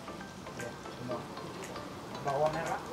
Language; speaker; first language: Indonesian; non-native, learner; Spanish